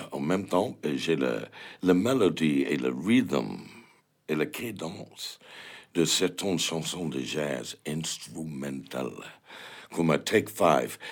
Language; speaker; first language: French; non-native, learner; English